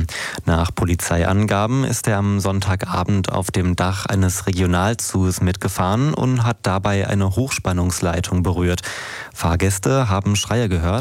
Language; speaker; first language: German; native; German